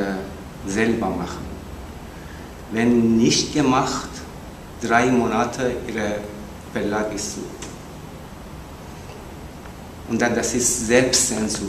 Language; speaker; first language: German; non-native, learner; Persian